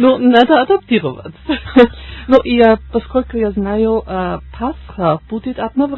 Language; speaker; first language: Russian; non-native, learner; German